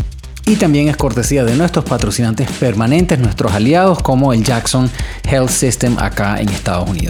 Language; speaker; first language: Spanish; native; Spanish